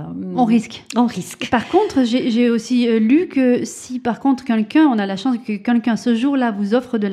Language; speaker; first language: French; native; French